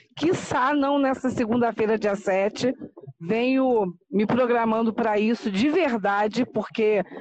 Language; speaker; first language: Portuguese; native; Portuguese